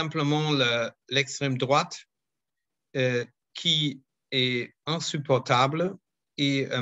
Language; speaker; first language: French; non-native, fluent; German